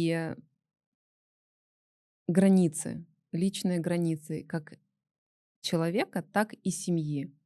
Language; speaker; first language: Russian; native; Russian